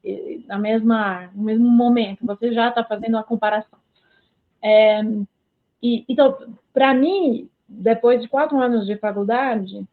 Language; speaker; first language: Portuguese; non-native, fluent; French